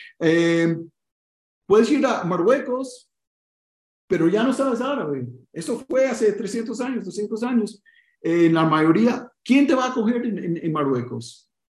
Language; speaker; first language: Spanish; early bilingual, heritage; Spanish